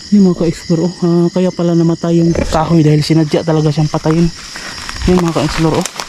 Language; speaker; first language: Filipino; non-native, local second language; Cebuano